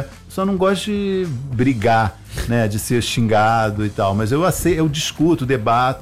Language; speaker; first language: Portuguese; native; Portuguese